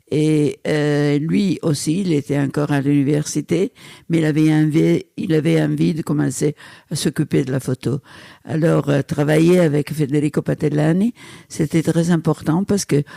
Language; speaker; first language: French; non-native, fluent; Italian